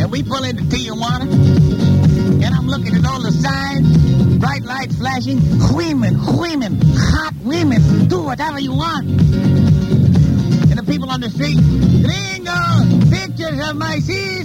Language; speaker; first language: English; native; English